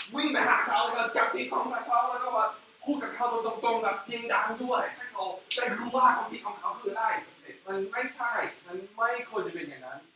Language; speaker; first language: Thai; non-native, fluent; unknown